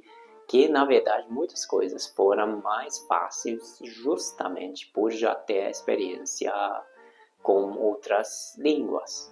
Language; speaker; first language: Portuguese; non-native, fluent; Hungarian